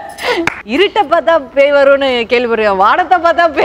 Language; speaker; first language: Tamil; native; Tamil